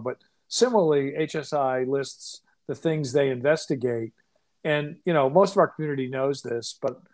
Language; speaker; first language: English; native; English